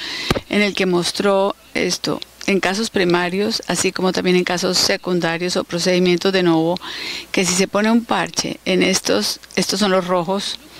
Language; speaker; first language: Spanish; native; Spanish